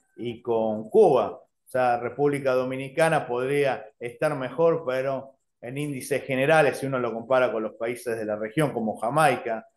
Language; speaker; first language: Spanish; native; Spanish